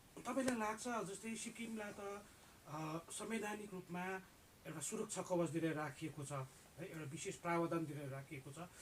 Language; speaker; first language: Nepali; native; Nepali